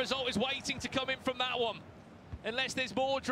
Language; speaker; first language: English; native; English